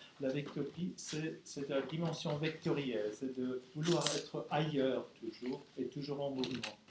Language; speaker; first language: French; non-native, fluent; German